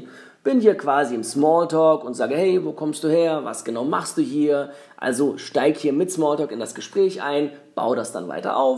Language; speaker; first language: German; native; German